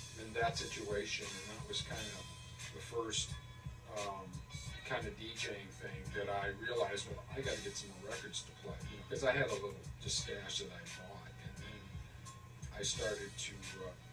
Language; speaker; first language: English; native; English